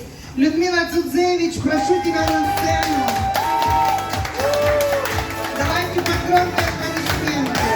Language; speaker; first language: Russian; native; Russian